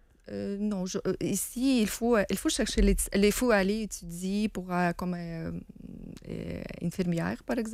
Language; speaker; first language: French; non-native, learner; Ukrainian